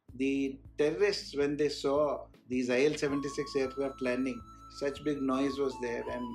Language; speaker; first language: English; non-native, local second language; Hindi